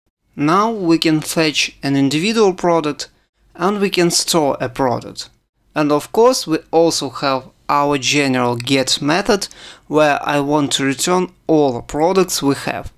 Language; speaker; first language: English; non-native, fluent; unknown